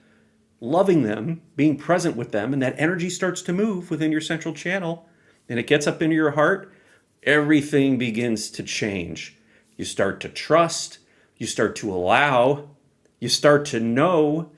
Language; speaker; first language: English; native; English